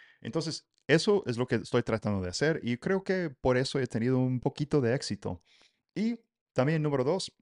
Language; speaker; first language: Spanish; non-native, fluent; English